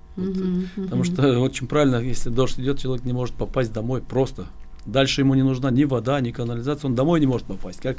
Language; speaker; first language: Russian; non-native, local second language; Gagauz